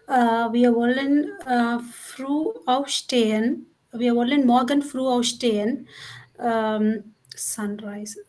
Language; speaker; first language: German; non-native, learner; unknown